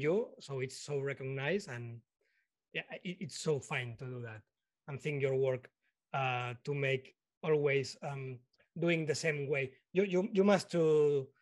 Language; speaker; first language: English; non-native, learner; Spanish